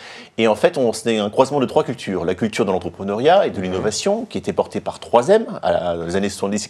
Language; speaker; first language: French; native; French